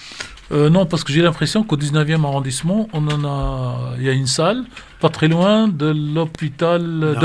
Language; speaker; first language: French; native; French